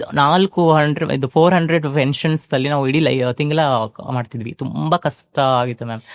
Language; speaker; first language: Kannada; native; Kannada